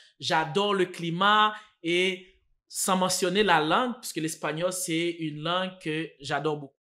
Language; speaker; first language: French; non-native, local second language; Haitian Creole